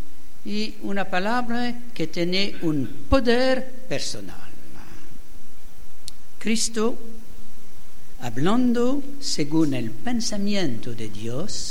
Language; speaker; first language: Spanish; non-native, learner; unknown